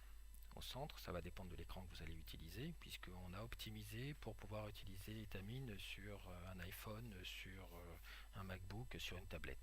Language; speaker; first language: French; native; French